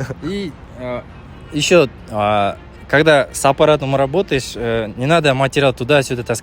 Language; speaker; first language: Russian; non-native, local second language; Kazakh